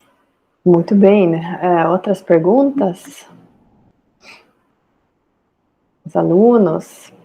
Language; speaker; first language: Portuguese; non-native, fluent; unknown